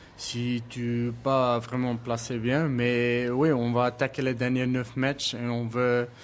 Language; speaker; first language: French; non-native, learner; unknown